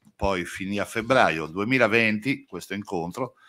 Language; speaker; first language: Italian; native; Italian